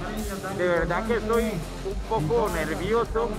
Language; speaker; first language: Spanish; native; Spanish